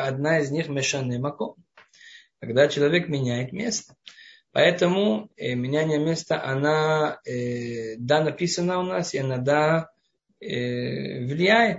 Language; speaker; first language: Russian; non-native, fluent; Hebrew